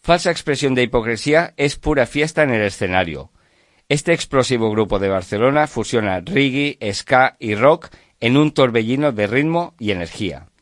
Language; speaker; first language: Spanish; non-native, local second language; Catalan